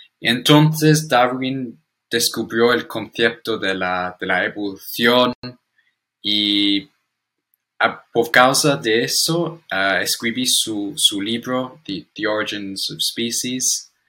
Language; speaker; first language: Spanish; non-native, learner; English